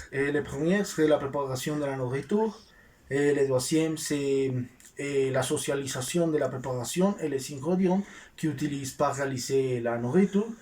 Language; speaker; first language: French; non-native, learner; Spanish